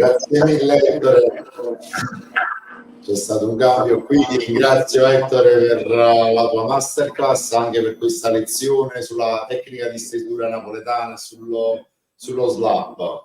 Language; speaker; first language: Italian; native; Italian